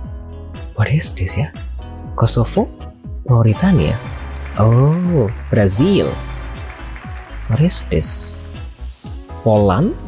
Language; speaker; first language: English; non-native, learner; Indonesian